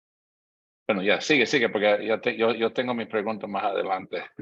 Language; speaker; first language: Spanish; non-native, fluent; English